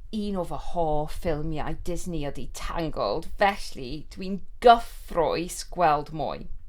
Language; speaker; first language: Welsh; non-native, learner; English